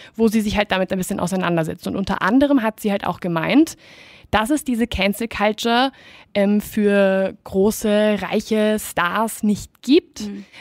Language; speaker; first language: German; non-native, fluent; Spanish